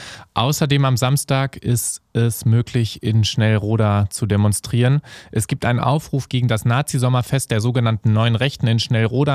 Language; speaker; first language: German; native; German